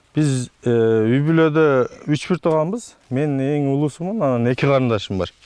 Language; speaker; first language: Kyrgyz; native; Kyrgyz